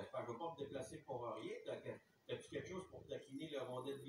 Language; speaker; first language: French; native; French